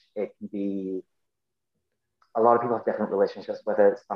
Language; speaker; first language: English; native; English